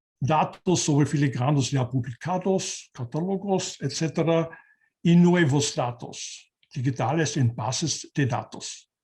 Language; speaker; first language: Spanish; non-native, learner; German